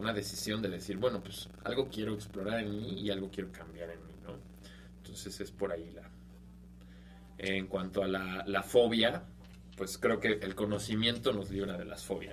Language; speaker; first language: Spanish; native; Spanish